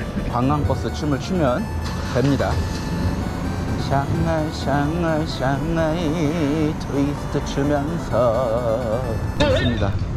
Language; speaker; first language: Korean; native; Korean